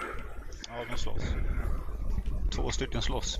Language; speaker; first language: Swedish; native; Swedish